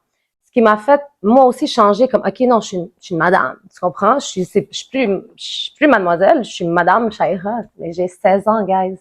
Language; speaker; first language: French; native; French